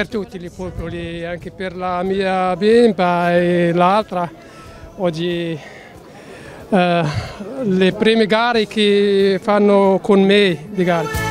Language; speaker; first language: Italian; non-native, learner; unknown